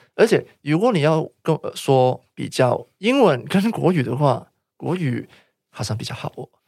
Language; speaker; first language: Chinese; non-native, local second language; Cantonese